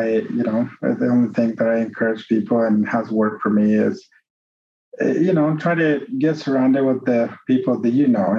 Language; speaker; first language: English; non-native, fluent; Spanish